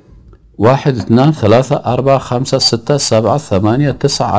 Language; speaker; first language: Arabic; non-native, fluent; Persian